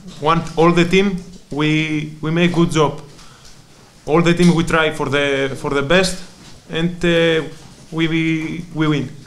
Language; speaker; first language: English; non-native, learner; Greek